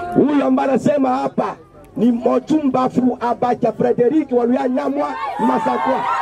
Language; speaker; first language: Swahili; non-native, local second language; Bembe